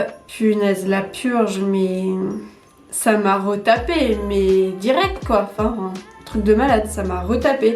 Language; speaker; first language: French; native; French